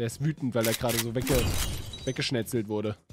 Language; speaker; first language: German; native; German